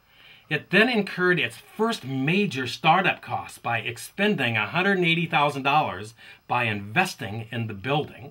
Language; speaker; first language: English; native; English